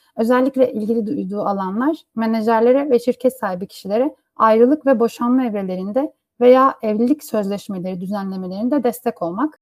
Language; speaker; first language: Turkish; native; Turkish